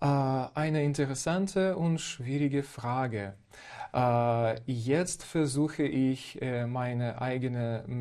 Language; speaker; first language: German; non-native, fluent; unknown